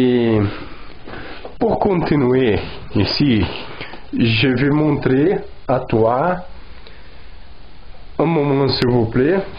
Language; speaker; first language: French; non-native, learner; Portuguese